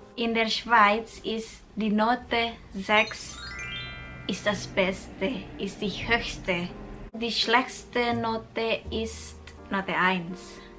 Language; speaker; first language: German; non-native, fluent; Indonesian